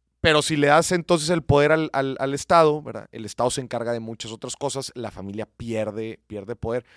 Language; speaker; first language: Spanish; native; Spanish